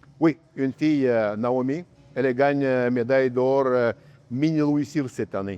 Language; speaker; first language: French; non-native, learner; Russian